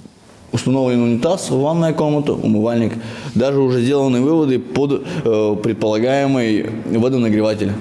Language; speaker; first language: Russian; native; Russian